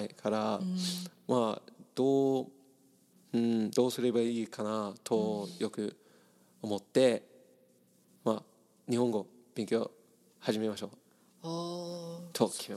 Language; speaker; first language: Japanese; non-native, learner; English